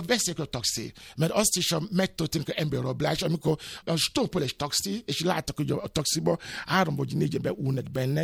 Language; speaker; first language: Hungarian; non-native, fluent; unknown